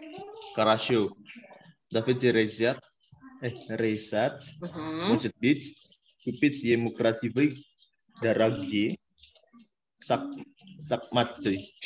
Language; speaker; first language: Russian; non-native, learner; Indonesian